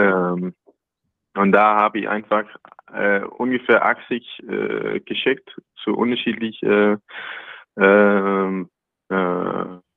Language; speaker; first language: German; non-native, learner; Danish